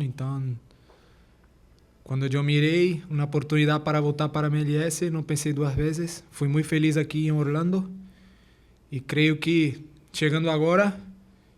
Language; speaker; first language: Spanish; non-native, learner; Portuguese